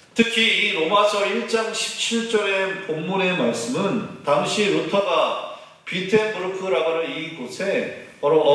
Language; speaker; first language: Korean; native; Korean